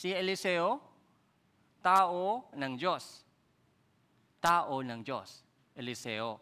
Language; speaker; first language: Filipino; non-native, fluent; Korean